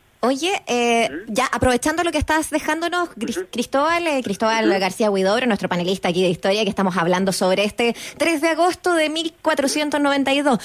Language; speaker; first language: Spanish; native; Spanish